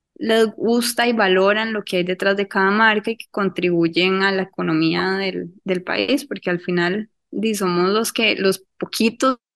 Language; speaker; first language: Spanish; native; Spanish